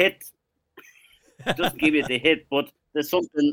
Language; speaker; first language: English; native; English